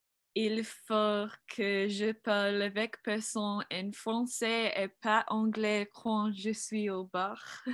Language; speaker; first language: French; non-native, learner; English